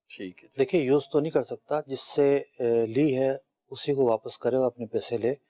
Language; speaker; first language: Urdu; native; Urdu